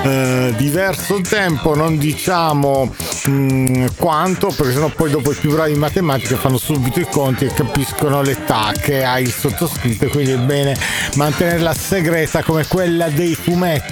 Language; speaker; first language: Italian; native; Italian